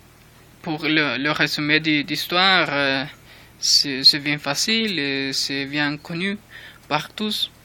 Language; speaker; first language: French; non-native, learner; Spanish